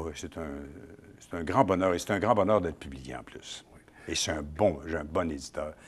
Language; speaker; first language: French; native; French